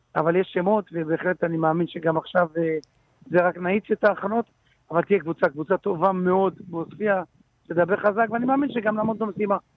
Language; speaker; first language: Hebrew; non-native, local second language; Arabic